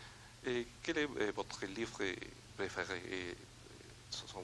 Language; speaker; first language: French; non-native, learner; Spanish